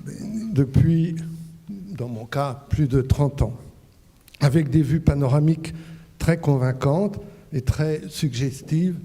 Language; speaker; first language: French; native; French